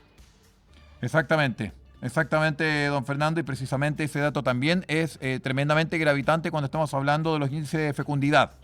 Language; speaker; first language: Spanish; native; Spanish